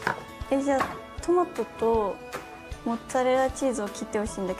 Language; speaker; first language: Japanese; native; Japanese